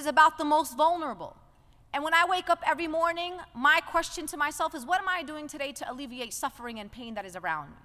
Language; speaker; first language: English; native; English